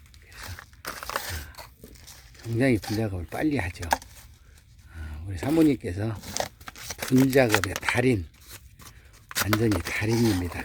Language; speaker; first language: Korean; native; Korean